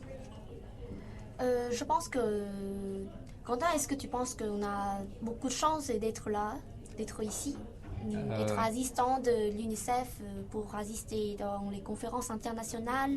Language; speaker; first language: French; non-native, fluent; Vietnamese